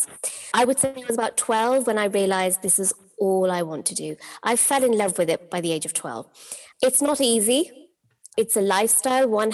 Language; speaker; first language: English; native; English